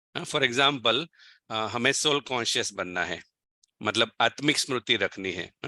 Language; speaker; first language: Hindi; non-native, local second language; Gujarati